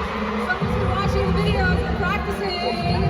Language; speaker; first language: English; non-native, local second language; Filipino